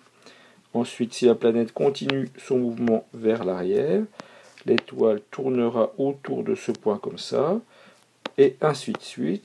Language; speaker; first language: French; native; French